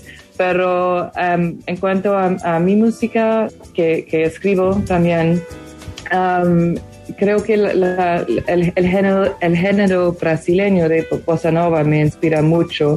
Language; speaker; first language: Spanish; non-native, fluent; English